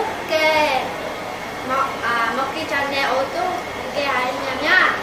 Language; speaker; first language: Korean; non-native, learner; Vietnamese